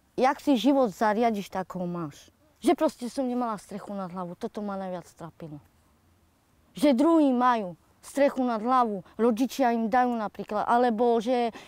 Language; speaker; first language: Slovak; non-native, local second language; Romany